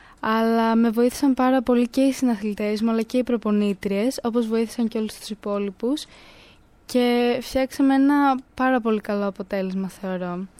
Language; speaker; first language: Greek; native; Greek